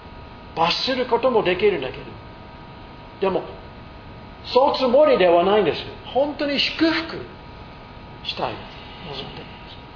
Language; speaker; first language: Japanese; non-native, fluent; English